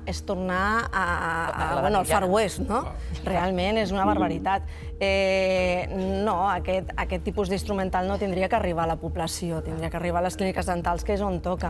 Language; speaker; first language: Catalan; native; Catalan